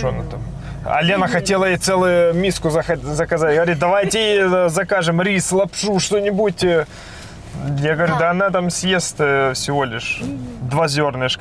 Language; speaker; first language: Russian; native; Russian